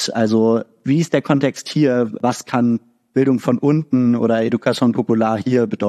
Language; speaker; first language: German; native; German